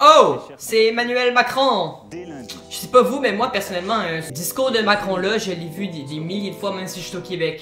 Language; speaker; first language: French; native; French